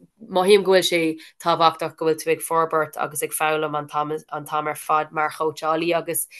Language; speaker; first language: Irish; non-native, local second language; English